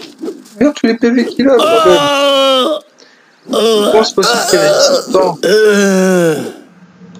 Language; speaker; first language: French; native; French